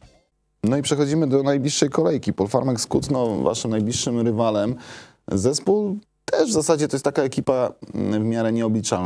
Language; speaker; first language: Polish; native; Polish